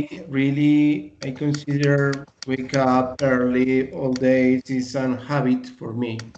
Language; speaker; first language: English; non-native, learner; Spanish